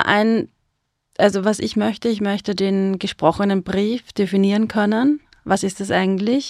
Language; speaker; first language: German; native; German